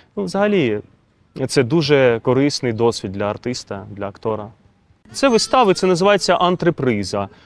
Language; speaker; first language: Ukrainian; non-native, local second language; Russian